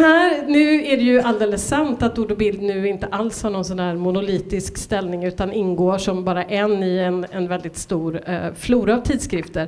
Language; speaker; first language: Swedish; native; Swedish